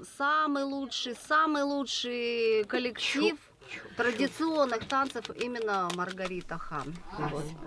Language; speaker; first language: Russian; native; Russian